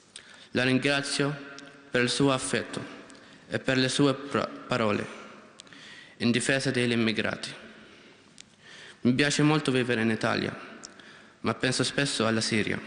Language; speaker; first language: Italian; non-native, learner; Arabic